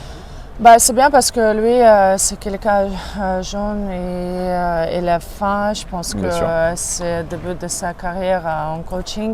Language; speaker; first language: French; non-native, fluent; Russian